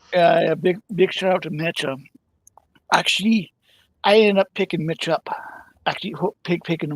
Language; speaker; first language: English; native; English